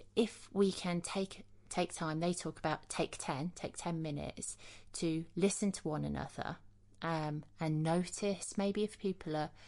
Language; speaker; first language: English; native; English